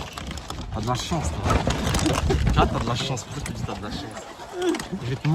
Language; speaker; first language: French; native; French